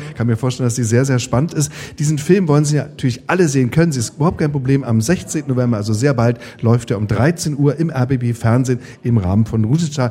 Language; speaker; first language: German; native; German